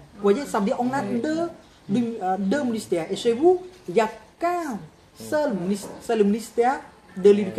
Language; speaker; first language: French; non-native, fluent; Khmer